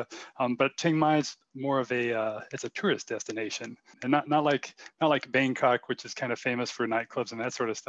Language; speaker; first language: English; native; English